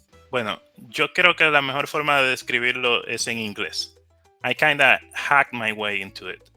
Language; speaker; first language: Spanish; native; Spanish